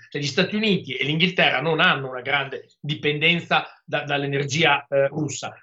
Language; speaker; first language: Italian; native; Italian